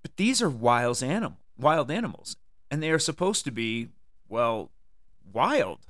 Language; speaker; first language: English; native; English